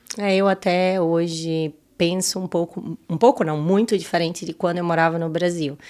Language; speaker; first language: Portuguese; native; Portuguese